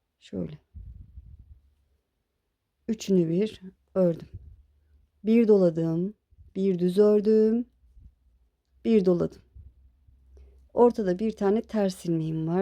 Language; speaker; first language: Turkish; native; Turkish